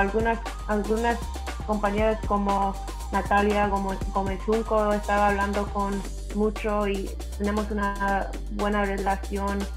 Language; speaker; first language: Spanish; early bilingual, heritage; English